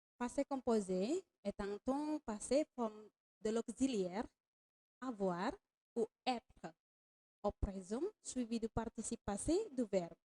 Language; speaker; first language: French; non-native, fluent; Indonesian